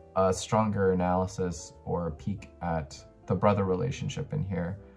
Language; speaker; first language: English; native; English